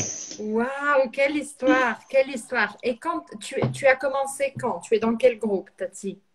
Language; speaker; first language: French; non-native, fluent; Portuguese